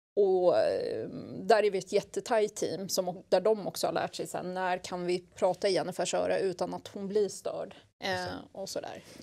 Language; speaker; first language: Swedish; non-native, local second language; Assyrian Neo-Aramaic